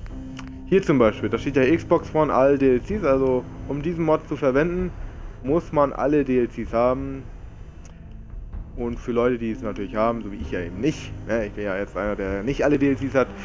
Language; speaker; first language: German; native; German